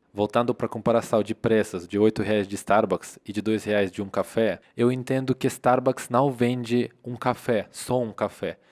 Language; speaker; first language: Portuguese; non-native, fluent; Russian